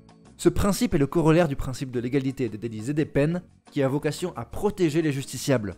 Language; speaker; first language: French; native; French